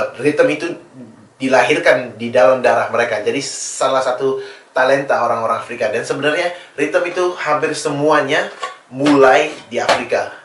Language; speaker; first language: Indonesian; early bilingual, other home language; English